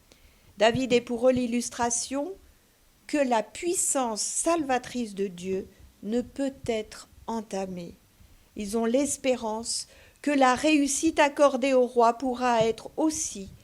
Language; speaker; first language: French; native; French